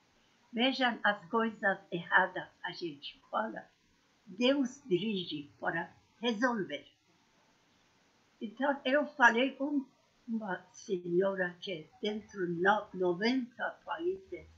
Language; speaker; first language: Portuguese; non-native, learner; Persian